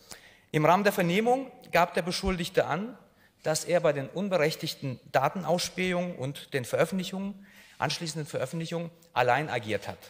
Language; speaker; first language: German; native; German